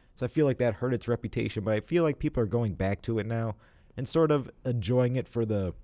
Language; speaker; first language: English; native; English